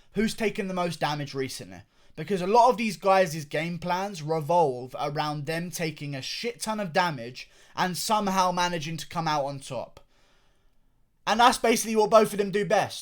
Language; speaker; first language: English; native; English